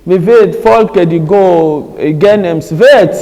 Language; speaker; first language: Danish; non-native, learner; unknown